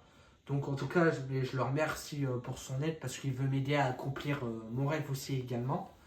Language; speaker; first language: French; native; French